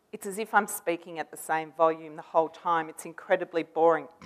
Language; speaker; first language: English; native; English